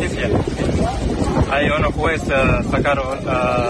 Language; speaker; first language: Spanish; non-native, learner; Arabic